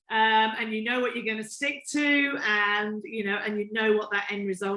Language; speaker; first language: English; native; English